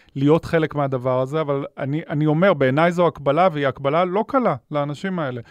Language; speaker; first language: Hebrew; native; Hebrew